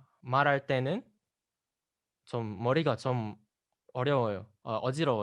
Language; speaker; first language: Korean; non-native, learner; Indonesian